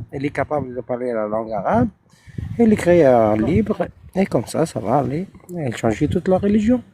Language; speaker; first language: French; non-native, learner; Arabic